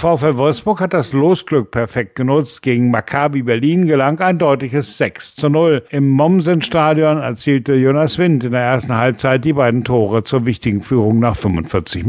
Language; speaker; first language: German; native; German